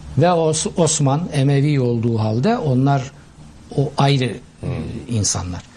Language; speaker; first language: Turkish; native; Turkish